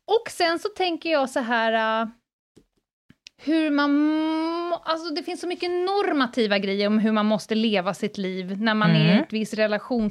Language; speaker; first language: Swedish; native; Swedish